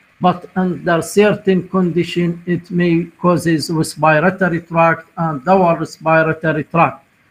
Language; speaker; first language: English; non-native, fluent; Arabic